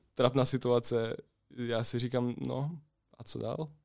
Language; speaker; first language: Czech; non-native, fluent; Ukrainian